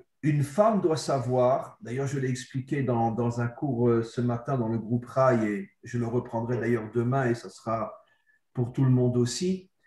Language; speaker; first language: French; native; French